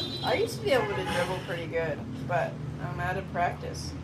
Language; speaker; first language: English; native; English